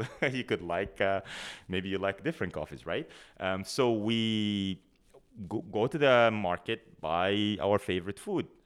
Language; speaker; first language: English; non-native, fluent; Arabic